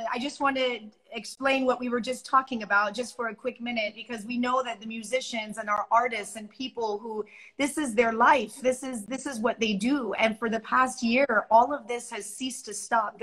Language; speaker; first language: English; early bilingual, other home language; Persian